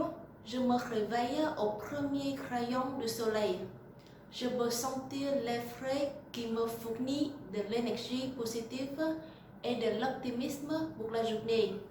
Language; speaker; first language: French; non-native, learner; Vietnamese